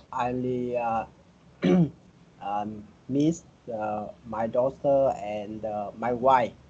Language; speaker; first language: English; non-native, learner; Vietnamese